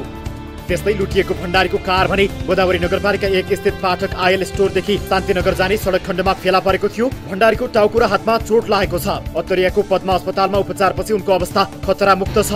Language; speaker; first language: Nepali; native; Nepali